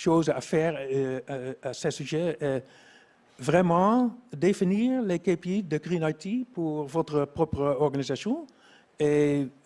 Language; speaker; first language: French; non-native, fluent; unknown